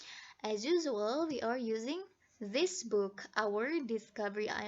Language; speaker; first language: English; non-native, fluent; Indonesian